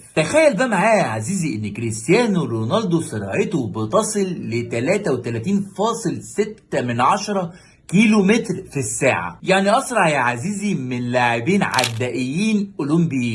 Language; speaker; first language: Arabic; native; Arabic